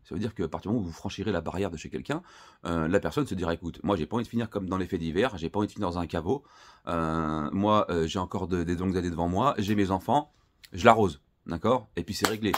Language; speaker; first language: French; native; French